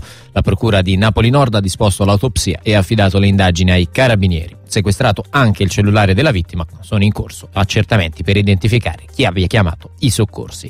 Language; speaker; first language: Italian; native; Italian